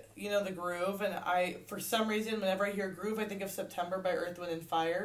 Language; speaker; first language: English; native; English